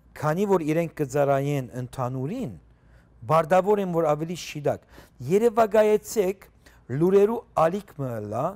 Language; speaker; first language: Armenian; native; Armenian